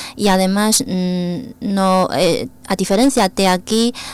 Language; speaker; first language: Spanish; non-native, fluent; Chinese